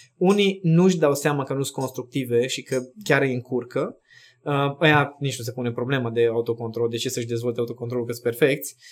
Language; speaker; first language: Romanian; non-native, local second language; Hungarian